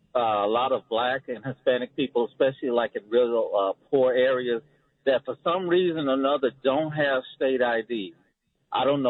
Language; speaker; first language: English; native; English